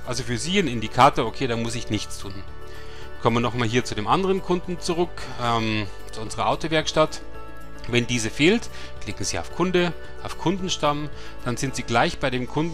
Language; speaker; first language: German; native; German